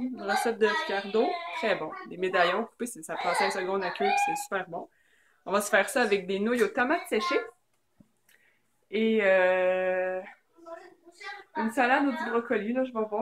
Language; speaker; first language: French; native; French